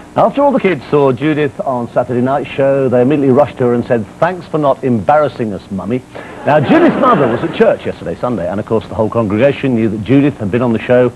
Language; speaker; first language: English; native; English